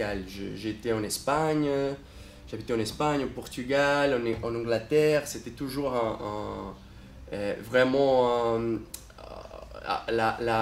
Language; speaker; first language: French; non-native, fluent; Portuguese